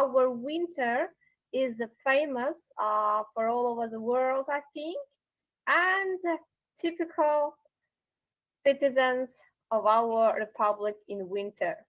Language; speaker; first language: English; non-native, learner; Yakut